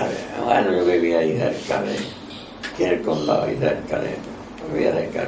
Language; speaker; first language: Spanish; native; Spanish